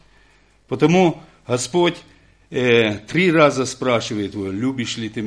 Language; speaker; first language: Russian; non-native, local second language; Ukrainian